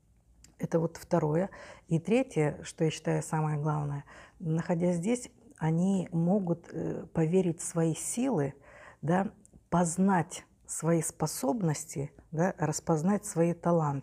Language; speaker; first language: Russian; native; Russian